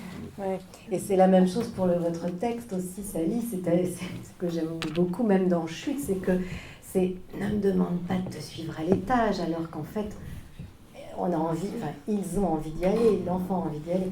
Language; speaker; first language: French; native; French